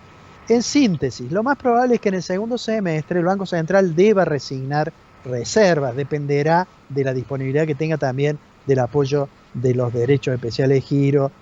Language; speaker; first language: Spanish; native; Spanish